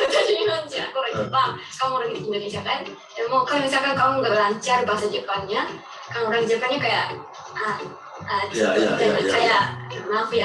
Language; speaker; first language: Indonesian; non-native, fluent; Japanese